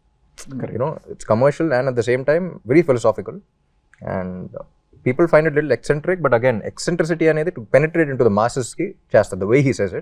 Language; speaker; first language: Telugu; native; Telugu